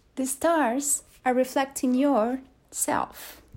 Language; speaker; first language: English; non-native, fluent; Portuguese